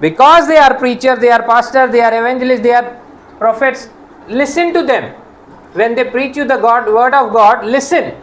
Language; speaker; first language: English; non-native, local second language; Hindi